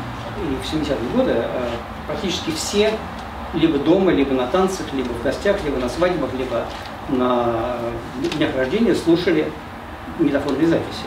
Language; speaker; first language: Russian; native; Russian